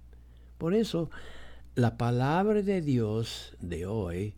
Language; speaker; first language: Spanish; non-native, fluent; English